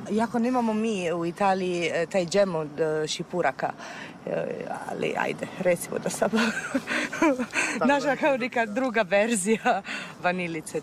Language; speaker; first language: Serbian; non-native, fluent; Italian